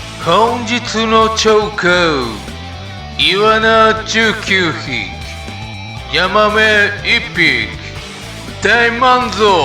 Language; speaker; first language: Japanese; native; Japanese